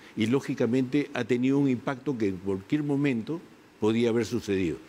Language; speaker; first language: Spanish; native; Spanish